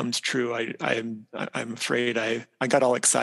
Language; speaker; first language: English; native; English